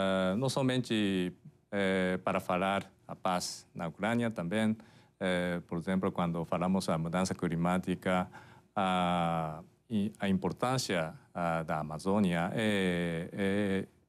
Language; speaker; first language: Portuguese; non-native, fluent; Japanese